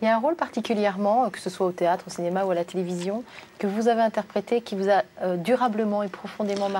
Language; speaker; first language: French; native; French